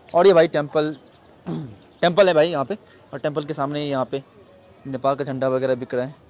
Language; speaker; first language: Hindi; native; Hindi